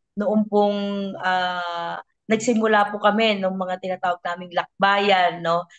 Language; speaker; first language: Filipino; non-native, local second language; Maguindanaon